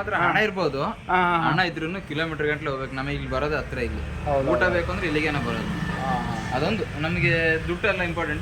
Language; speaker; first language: Kannada; non-native, learner; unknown